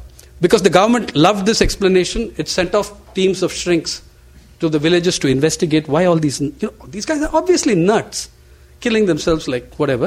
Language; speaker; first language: English; non-native, local second language; Telugu